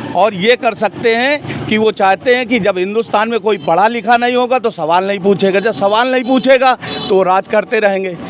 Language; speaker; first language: Hindi; native; Hindi